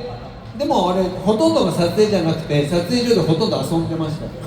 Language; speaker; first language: Japanese; native; Japanese